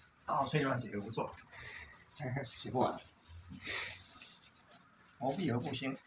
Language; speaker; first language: Chinese; native; Chinese